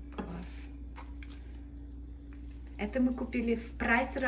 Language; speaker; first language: Russian; early bilingual, heritage; Russian